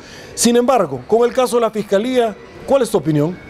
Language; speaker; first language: Spanish; native; Spanish